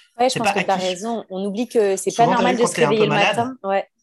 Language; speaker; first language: French; native; French